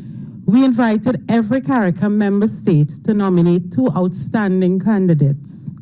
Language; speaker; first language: English; native; English